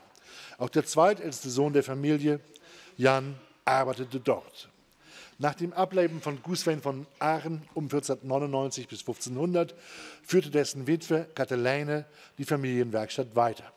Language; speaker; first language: German; native; German